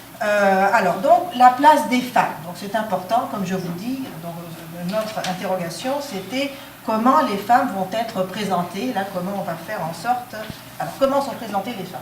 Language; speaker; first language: French; non-native, local second language; Arabic